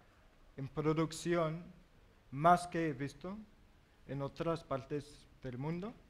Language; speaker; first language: Spanish; non-native, learner; English